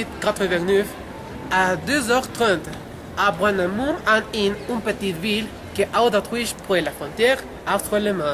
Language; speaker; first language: French; non-native, learner; Spanish